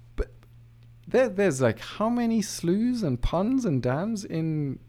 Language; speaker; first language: English; native; English